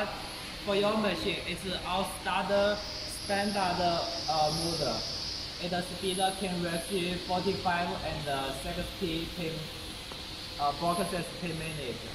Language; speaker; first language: English; non-native, learner; Chinese